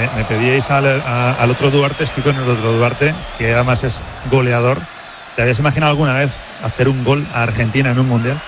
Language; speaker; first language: Spanish; native; Spanish